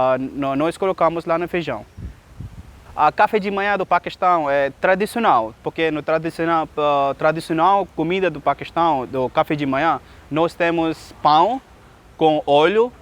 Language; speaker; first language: Portuguese; non-native, learner; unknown